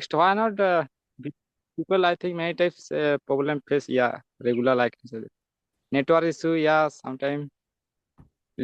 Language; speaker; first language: English; non-native, learner; Santali